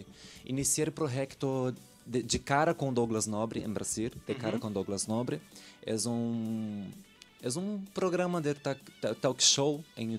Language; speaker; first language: Spanish; non-native, learner; Portuguese